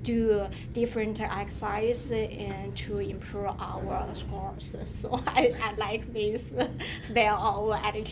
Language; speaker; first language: English; non-native, learner; Chinese